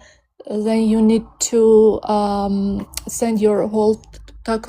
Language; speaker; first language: English; non-native, learner; Armenian